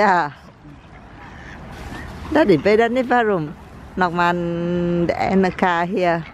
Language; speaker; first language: Dutch; non-native, learner; Vietnamese